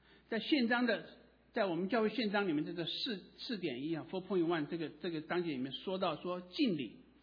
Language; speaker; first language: Chinese; native; Chinese